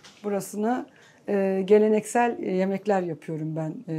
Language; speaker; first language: Turkish; native; Turkish